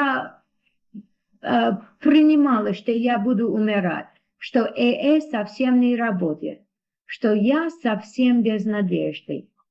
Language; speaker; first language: Russian; non-native, learner; English